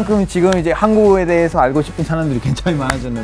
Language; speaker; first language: Korean; non-native, fluent; Spanish